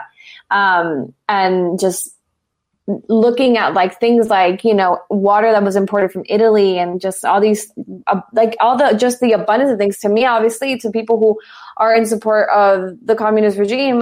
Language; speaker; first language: English; native; English